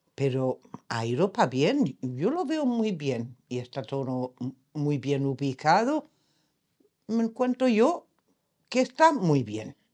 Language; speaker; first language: Spanish; non-native, fluent; German